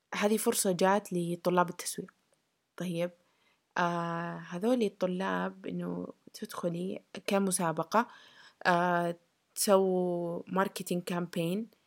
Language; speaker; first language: Arabic; early bilingual, heritage; Arabic